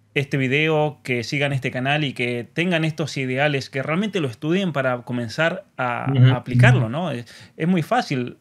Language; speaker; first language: Spanish; native; Spanish